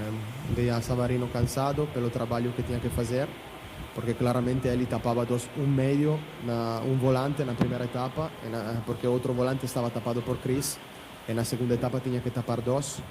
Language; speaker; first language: Portuguese; non-native, fluent; Italian